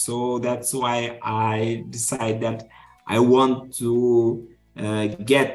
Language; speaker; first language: English; non-native, fluent; Kabuverdianu